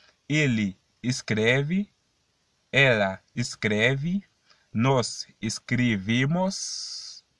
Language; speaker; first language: Portuguese; non-native, fluent; Haitian Creole